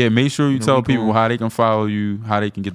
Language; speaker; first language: English; native; English